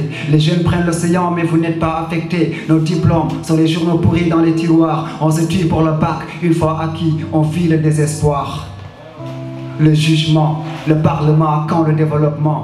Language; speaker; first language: French; non-native, local second language; Wolof